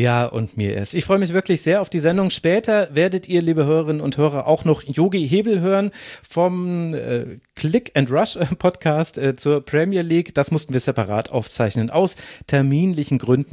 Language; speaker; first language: German; native; German